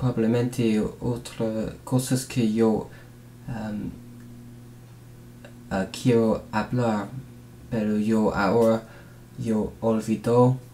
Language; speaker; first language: Spanish; non-native, learner; English